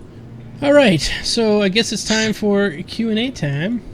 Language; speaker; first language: English; native; English